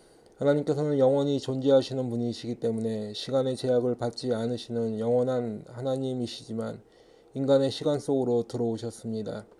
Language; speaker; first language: Korean; native; Korean